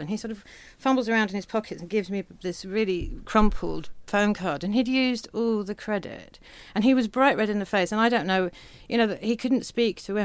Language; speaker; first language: English; native; English